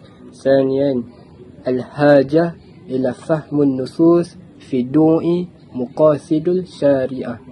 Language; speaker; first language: Arabic; non-native, learner; Malay